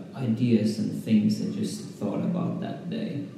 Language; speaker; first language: English; non-native, fluent; Finnish